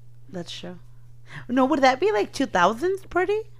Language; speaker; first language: English; early bilingual, other home language; Spanish